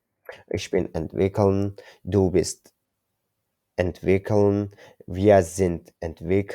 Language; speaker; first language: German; non-native, learner; Turkish